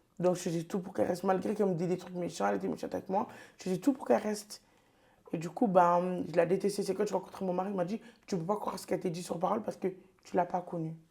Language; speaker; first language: French; early bilingual, other home language; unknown